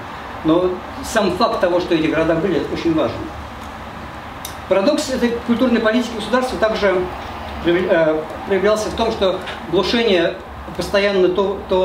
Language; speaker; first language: Russian; native; Russian